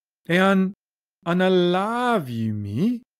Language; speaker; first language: Greek; non-native, learner; English